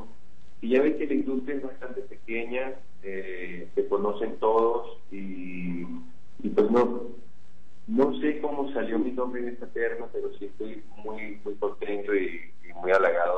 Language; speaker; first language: Spanish; native; Spanish